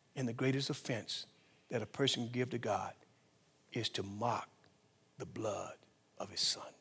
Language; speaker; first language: English; native; English